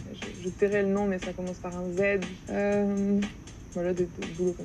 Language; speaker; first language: French; native; French